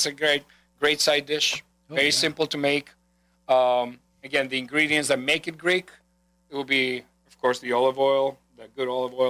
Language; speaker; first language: English; non-native, fluent; Greek